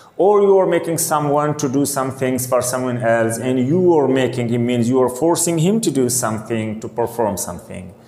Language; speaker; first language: English; non-native, local second language; Hindi